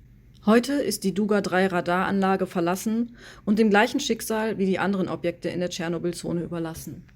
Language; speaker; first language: German; native; German